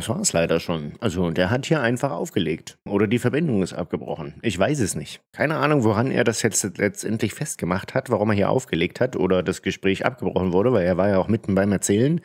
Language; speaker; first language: German; native; German